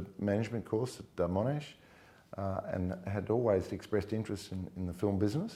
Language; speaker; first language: English; native; English